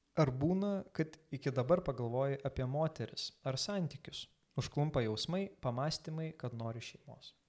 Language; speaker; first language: Lithuanian; native; Lithuanian